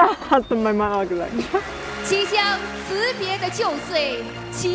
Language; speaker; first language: German; non-native, learner; Chinese